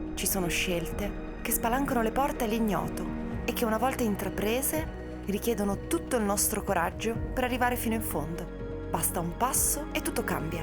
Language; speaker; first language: Italian; native; Italian